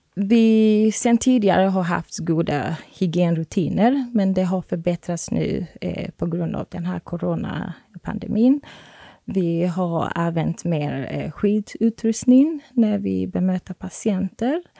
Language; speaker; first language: Swedish; non-native, fluent; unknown